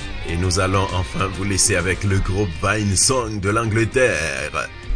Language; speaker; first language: French; native; French